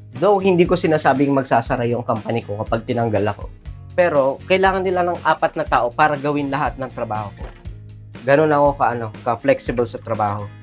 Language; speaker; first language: Filipino; non-native, local second language; Iloko